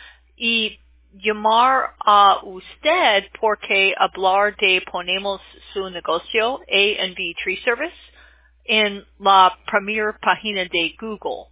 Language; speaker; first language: Spanish; non-native, learner; English